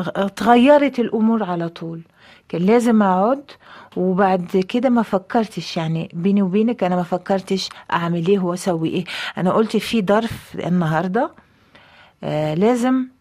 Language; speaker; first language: Egyptian Arabic; non-native, fluent; French